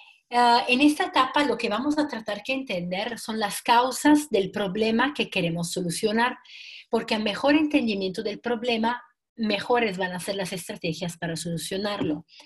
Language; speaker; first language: Spanish; non-native, fluent; Italian